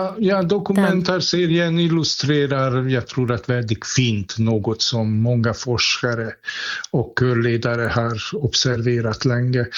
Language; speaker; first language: Swedish; non-native, fluent; Hungarian